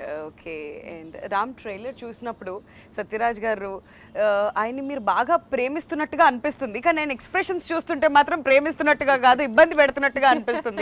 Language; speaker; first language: Telugu; native; Telugu